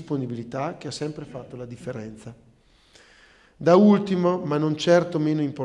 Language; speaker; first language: Italian; native; Italian